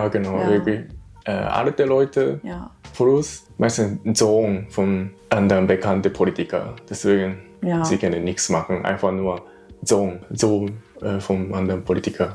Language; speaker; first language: German; non-native, learner; Japanese